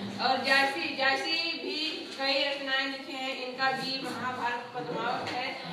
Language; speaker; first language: Hindi; native; Hindi